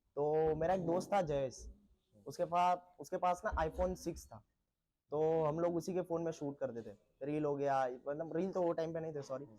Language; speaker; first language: Hindi; non-native, local second language; Marathi